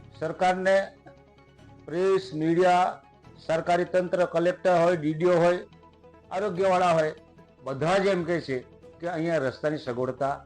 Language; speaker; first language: Gujarati; non-native, local second language; Rathawi